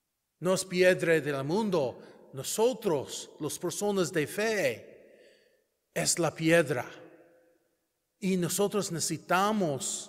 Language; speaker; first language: Spanish; non-native, learner; English